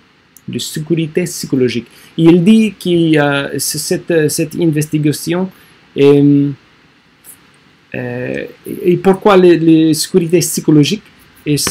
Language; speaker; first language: French; non-native, learner; English